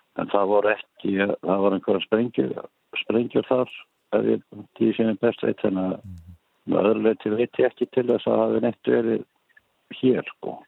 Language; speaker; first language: Icelandic; native; Icelandic